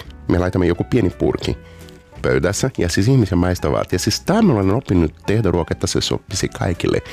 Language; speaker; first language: Finnish; non-native, learner; Portuguese